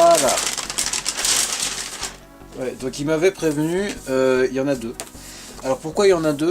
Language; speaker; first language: French; native; French